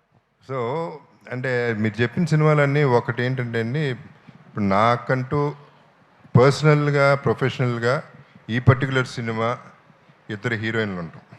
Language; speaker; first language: Telugu; native; Telugu